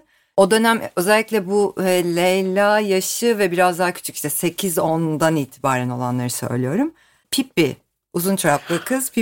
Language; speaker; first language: Turkish; native; Turkish